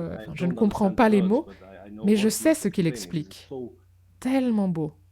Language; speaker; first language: French; non-native, fluent; German